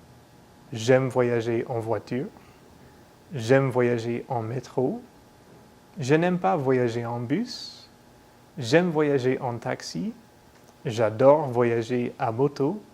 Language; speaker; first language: French; non-native, fluent; English